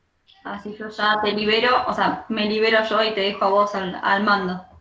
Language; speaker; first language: Spanish; native; Spanish